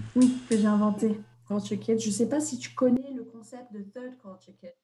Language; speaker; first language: French; non-native, fluent; Vietnamese